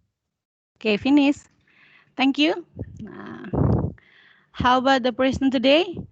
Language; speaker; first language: English; non-native, fluent; Indonesian